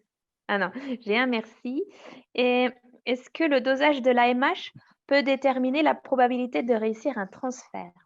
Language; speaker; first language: French; native; French